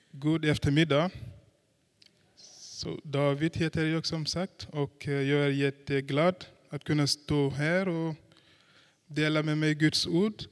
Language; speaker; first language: Swedish; non-native, fluent; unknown